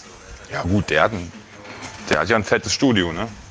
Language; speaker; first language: German; native; German